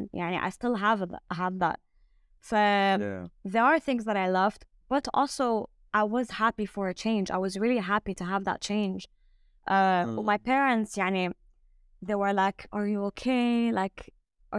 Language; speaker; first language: English; early bilingual, other home language; French